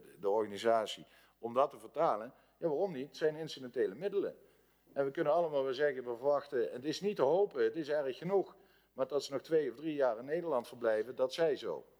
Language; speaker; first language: Dutch; native; Dutch